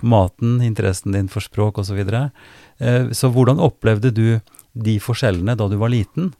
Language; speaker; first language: Norwegian; native; Norwegian